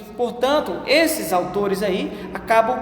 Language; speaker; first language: Portuguese; native; Portuguese